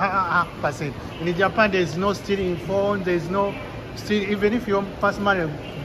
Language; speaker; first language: English; non-native, learner; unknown